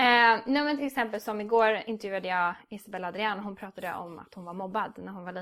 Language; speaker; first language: Swedish; native; Swedish